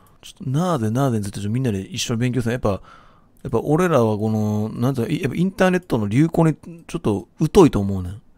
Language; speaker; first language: Japanese; native; Japanese